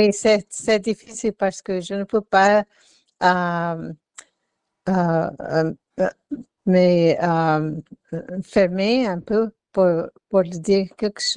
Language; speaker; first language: French; non-native, learner; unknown